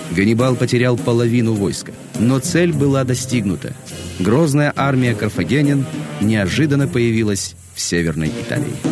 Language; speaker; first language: Russian; native; Russian